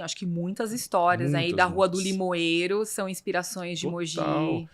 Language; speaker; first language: Portuguese; native; Portuguese